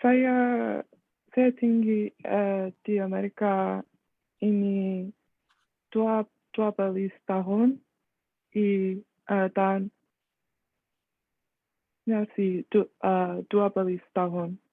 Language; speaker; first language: Indonesian; non-native, learner; English